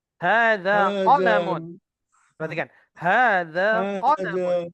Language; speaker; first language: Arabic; non-native, fluent; Indonesian